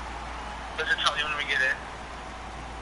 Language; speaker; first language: English; native; English